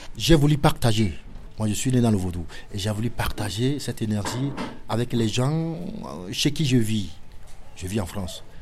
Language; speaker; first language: French; non-native, local second language; Ewe